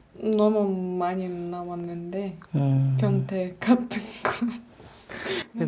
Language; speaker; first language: Korean; non-native, learner; Russian